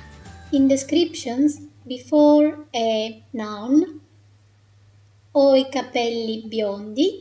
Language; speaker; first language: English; non-native, fluent; Italian